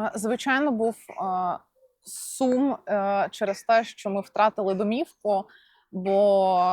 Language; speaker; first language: Ukrainian; non-native, local second language; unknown